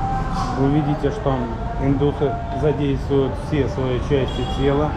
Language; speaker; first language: Russian; native; Russian